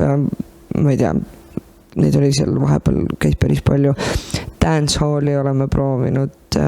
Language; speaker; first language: Estonian; native; Estonian